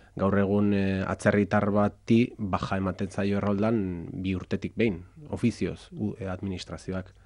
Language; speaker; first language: Basque; native; Basque